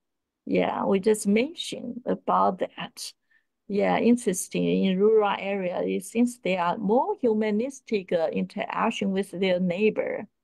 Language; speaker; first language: English; non-native, fluent; Chinese